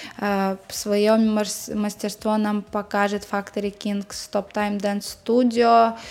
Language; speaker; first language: Russian; native; Russian